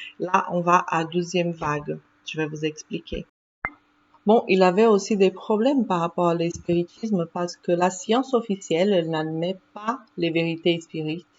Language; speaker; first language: French; non-native, fluent; Portuguese